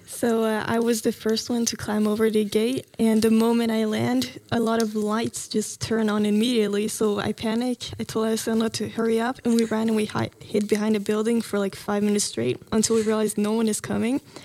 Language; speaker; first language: English; non-native, fluent; Norwegian